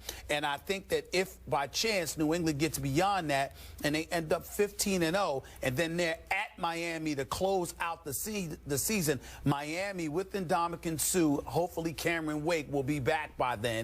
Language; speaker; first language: English; native; English